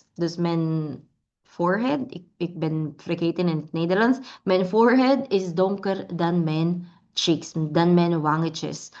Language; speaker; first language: Dutch; non-native, learner; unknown